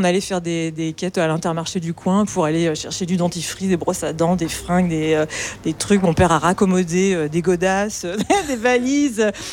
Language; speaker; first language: French; native; French